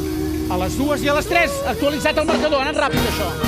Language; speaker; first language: Catalan; native; Catalan